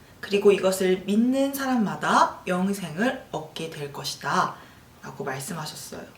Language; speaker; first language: Korean; native; Korean